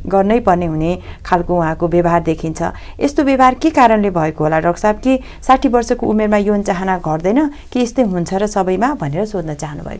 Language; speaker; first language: Nepali; native; Nepali